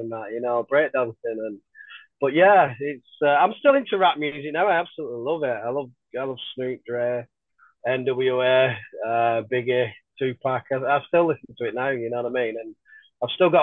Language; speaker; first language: English; native; English